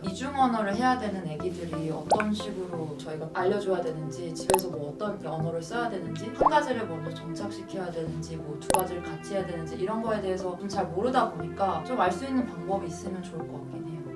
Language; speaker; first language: Korean; native; Korean